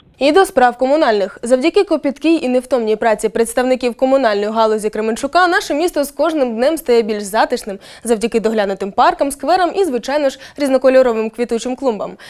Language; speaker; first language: Ukrainian; native; Ukrainian